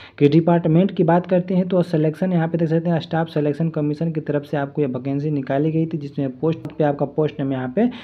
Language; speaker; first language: Hindi; native; Hindi